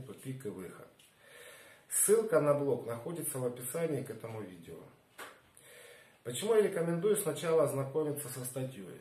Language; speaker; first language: Russian; native; Russian